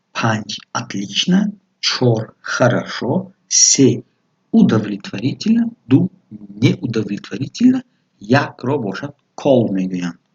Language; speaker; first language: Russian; non-native, local second language; Tajik